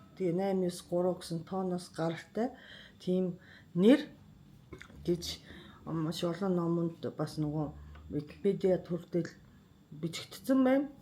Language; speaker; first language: Mongolian; non-native, fluent; Japanese